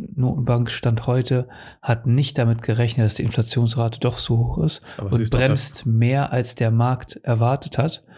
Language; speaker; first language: German; early bilingual, other home language; Portuguese